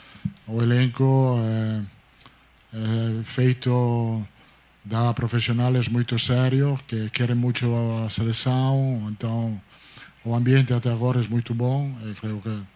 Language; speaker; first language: Portuguese; non-native, fluent; Italian